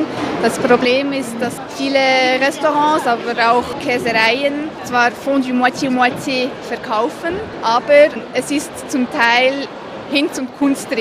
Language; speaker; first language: German; native; German